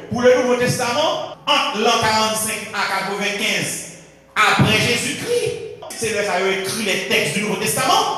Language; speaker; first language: French; non-native, local second language; Haitian Creole